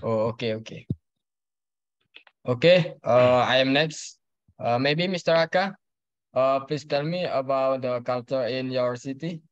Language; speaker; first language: English; non-native, learner; Indonesian